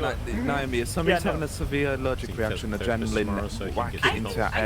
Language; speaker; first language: English; native; English